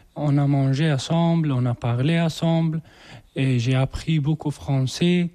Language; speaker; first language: French; non-native, learner; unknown